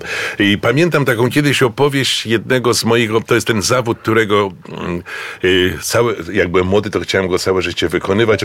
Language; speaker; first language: Polish; native; Polish